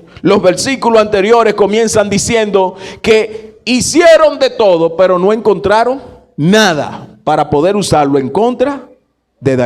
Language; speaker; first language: Spanish; native; Spanish